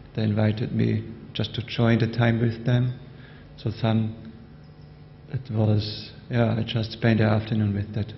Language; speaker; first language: English; non-native, learner; German